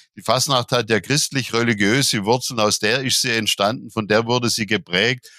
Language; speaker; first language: German; native; German